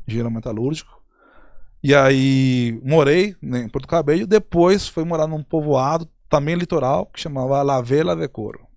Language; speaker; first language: Portuguese; non-native, fluent; Spanish